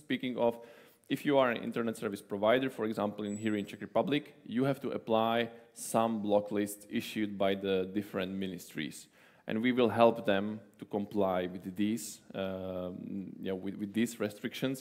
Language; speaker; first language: English; non-native, fluent; Czech